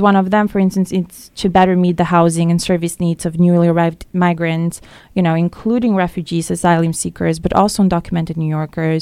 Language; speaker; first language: English; non-native, fluent; French